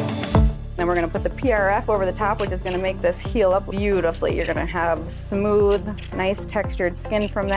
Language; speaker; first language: English; native; English